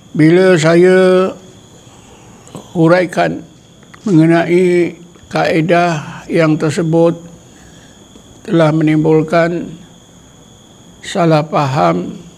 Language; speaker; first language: Malay; non-native, local second language; Javanese